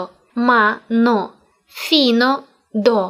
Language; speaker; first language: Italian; non-native, fluent; Russian